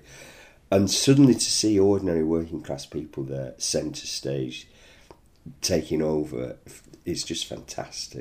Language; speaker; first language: English; native; English